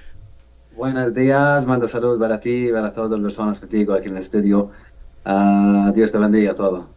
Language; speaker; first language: Spanish; non-native, learner; Arabic